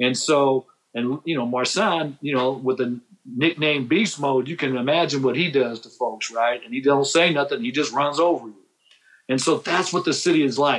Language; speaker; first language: English; native; English